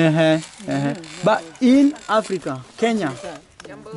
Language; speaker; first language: English; non-native, learner; Swahili